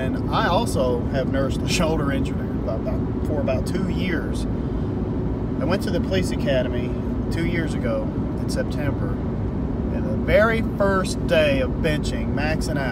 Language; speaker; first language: English; native; English